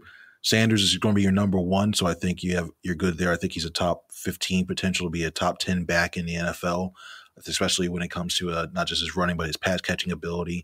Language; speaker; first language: English; native; English